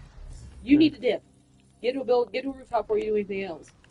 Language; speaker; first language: English; native; English